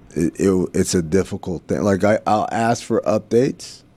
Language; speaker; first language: English; early bilingual, other home language; Arabic